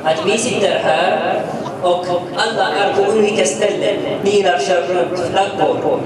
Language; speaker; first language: Swedish; early bilingual, other home language; Arabic